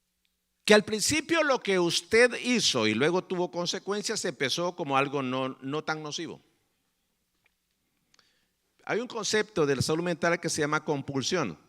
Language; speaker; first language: Spanish; native; Spanish